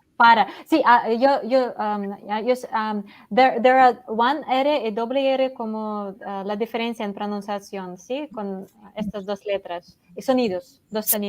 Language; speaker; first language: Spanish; non-native, learner; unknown